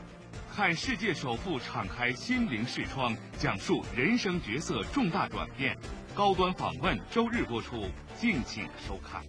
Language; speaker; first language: Chinese; native; Chinese